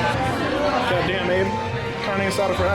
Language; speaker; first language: English; native; English